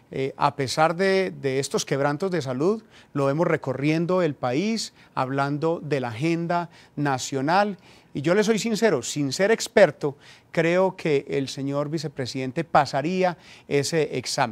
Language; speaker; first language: Spanish; native; Spanish